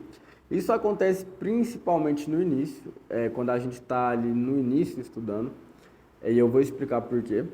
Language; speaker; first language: Portuguese; native; Portuguese